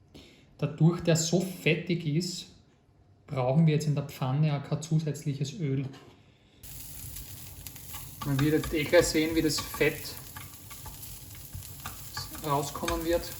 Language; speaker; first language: German; native; German